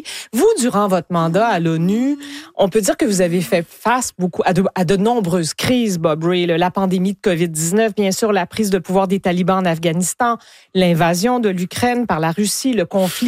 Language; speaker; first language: French; native; French